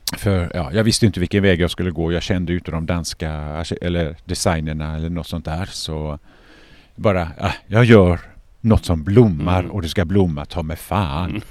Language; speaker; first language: Swedish; native; Swedish